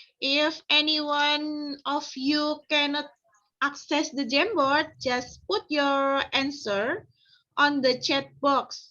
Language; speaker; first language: English; non-native, fluent; Indonesian